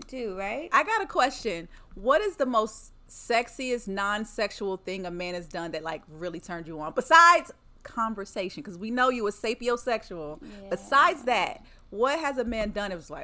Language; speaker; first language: English; native; English